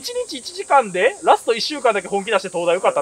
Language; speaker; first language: Japanese; native; Japanese